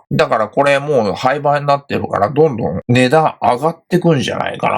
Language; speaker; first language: Japanese; native; Japanese